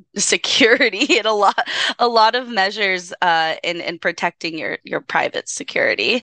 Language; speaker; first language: English; native; English